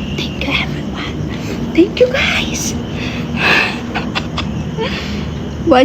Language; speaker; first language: English; non-native, learner; Filipino